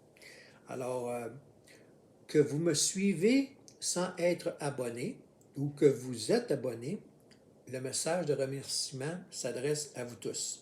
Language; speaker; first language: French; native; French